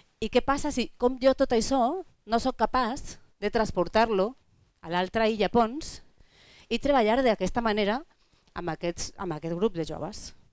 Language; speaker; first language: Catalan; non-native, local second language; Spanish